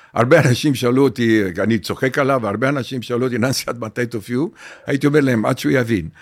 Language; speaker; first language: Hebrew; non-native, fluent; Romanian